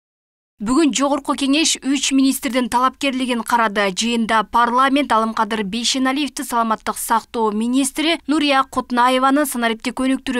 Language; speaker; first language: Kyrgyz; native; Kyrgyz